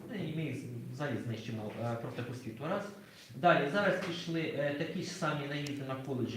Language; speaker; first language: Ukrainian; native; Ukrainian